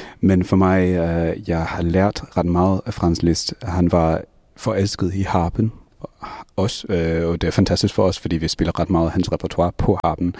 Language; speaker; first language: Danish; non-native, fluent; English